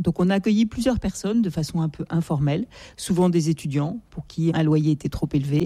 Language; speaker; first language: French; native; French